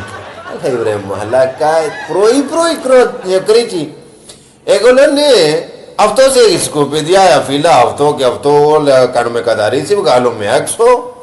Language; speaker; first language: Greek; non-native, learner; Punjabi